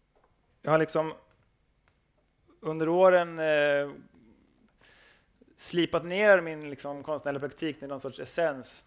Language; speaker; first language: Swedish; native; Swedish